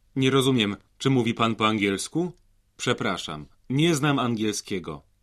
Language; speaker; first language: Polish; native; Polish